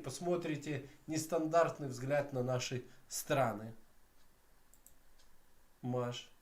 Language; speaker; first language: Russian; native; Russian